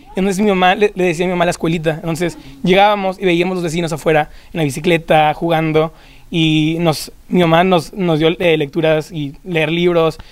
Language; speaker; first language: Spanish; early bilingual, heritage; Spanish